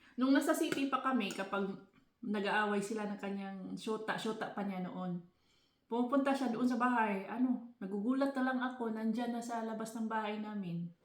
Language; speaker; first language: Filipino; non-native, local second language; Cebuano